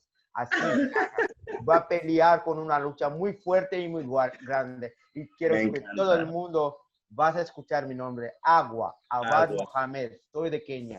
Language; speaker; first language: Spanish; non-native, learner; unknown